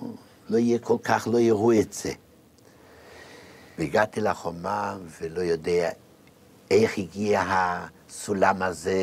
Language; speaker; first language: Hebrew; non-native, fluent; Yiddish